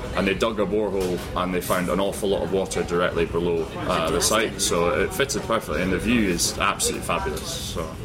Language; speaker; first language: English; native; English